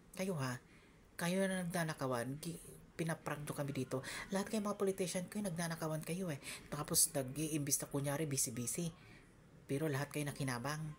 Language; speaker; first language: Filipino; non-native, local second language; Cebuano